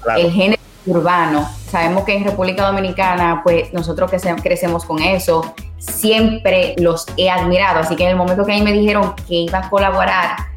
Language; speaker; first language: Spanish; native; Spanish